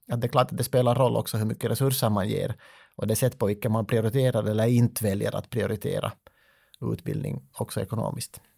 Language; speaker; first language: Swedish; native; Swedish